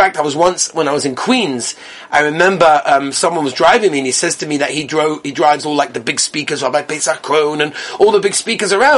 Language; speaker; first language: English; native; English